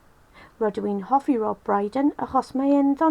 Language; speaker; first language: Welsh; non-native, local second language; English